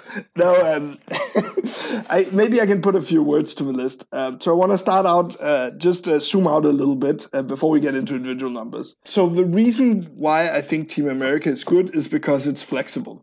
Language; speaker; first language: English; non-native, fluent; Danish